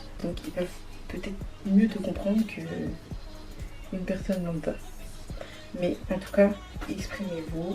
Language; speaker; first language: French; native; French